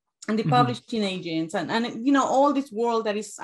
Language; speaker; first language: English; non-native, fluent; Spanish